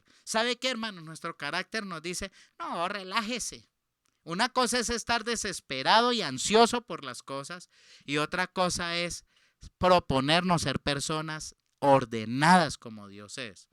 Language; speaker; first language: Spanish; native; Spanish